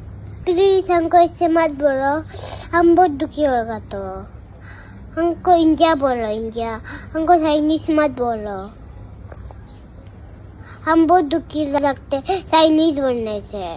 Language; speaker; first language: Hindi; non-native, local second language; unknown